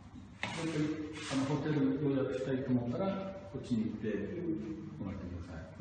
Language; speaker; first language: Japanese; non-native, fluent; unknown